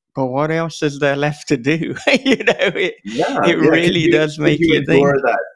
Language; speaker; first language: English; native; English